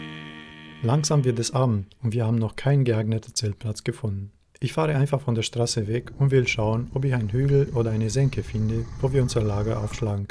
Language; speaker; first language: German; native; German